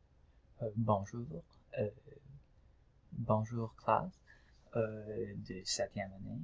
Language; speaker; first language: French; non-native, local second language; English